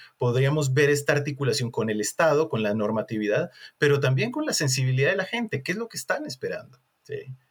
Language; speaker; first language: Spanish; native; Spanish